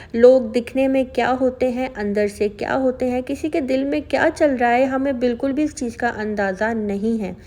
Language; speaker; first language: Urdu; native; Urdu